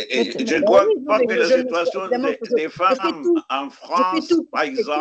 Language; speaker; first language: French; non-native, fluent; Arabic